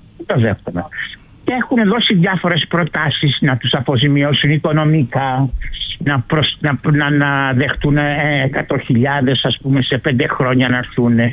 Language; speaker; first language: Greek; early bilingual, heritage; Greek